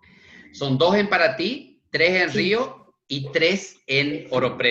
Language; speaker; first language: Spanish; native; Spanish